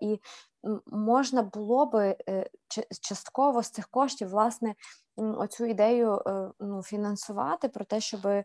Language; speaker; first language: Ukrainian; native; Ukrainian